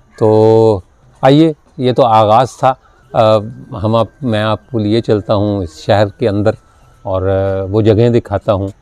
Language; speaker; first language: Urdu; non-native, local second language; Punjabi